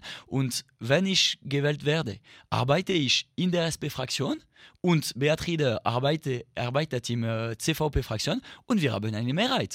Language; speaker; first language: German; non-native, fluent; French